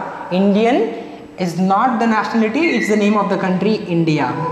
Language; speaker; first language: English; non-native, local second language; Marathi